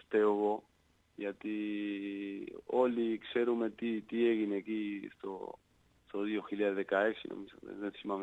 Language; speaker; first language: Greek; non-native, learner; Spanish